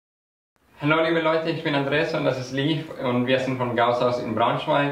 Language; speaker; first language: German; non-native, fluent; Portuguese